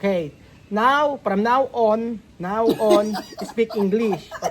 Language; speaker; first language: English; non-native, learner; Filipino